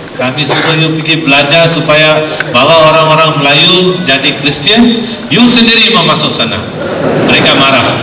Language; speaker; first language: Malay; non-native, local second language; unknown